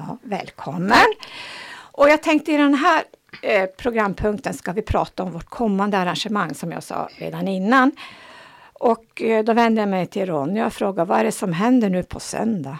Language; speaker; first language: Swedish; native; Swedish